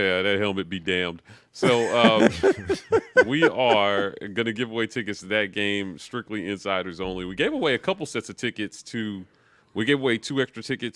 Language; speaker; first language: English; native; English